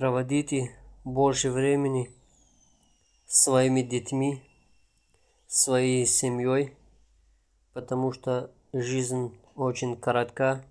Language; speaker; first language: Russian; non-native, local second language; Tajik